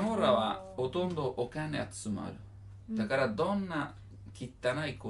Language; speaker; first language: Japanese; non-native, learner; Italian